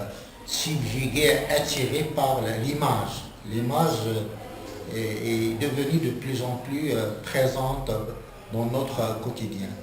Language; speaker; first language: French; non-native, local second language; Arabic